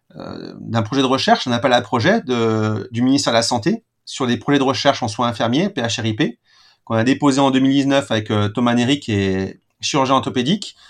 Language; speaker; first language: French; native; French